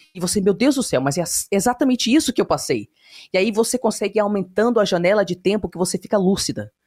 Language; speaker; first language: Portuguese; early bilingual, heritage; Portuguese